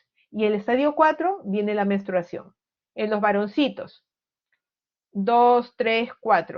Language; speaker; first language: Spanish; native; Spanish